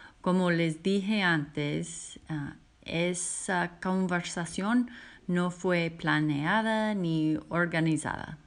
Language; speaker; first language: Spanish; non-native, fluent; English